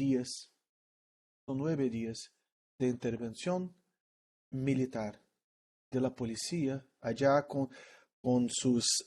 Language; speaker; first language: Spanish; non-native, learner; Portuguese